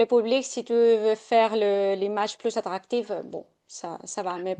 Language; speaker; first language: French; non-native, fluent; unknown